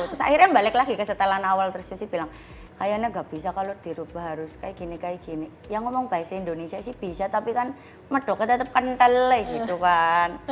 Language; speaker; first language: Indonesian; non-native, local second language; Javanese